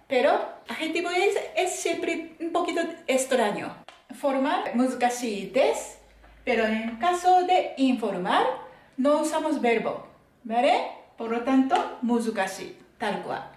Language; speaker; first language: Spanish; non-native, fluent; Japanese